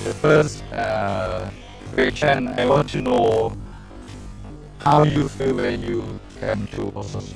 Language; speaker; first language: English; non-native, learner; Thai